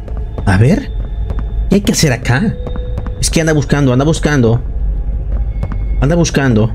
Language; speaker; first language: Spanish; native; Spanish